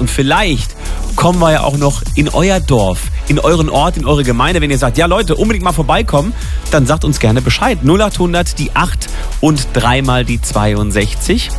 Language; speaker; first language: German; native; German